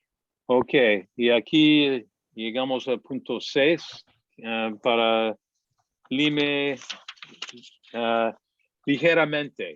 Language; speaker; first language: Spanish; non-native, fluent; English